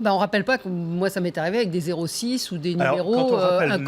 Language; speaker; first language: French; native; French